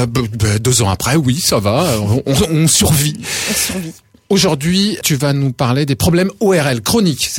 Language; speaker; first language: French; native; French